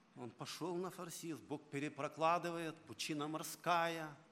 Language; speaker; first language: Russian; non-native, local second language; Ukrainian